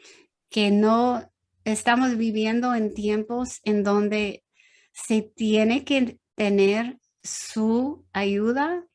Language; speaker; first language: Spanish; non-native, learner; English